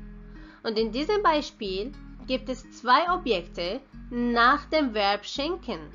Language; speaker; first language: German; non-native, fluent; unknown